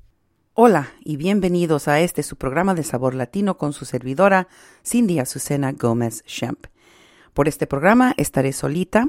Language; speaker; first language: Spanish; native; Spanish